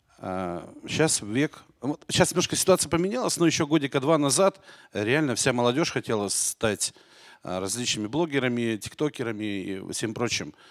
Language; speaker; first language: Russian; native; Russian